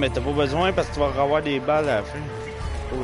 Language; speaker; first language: French; native; French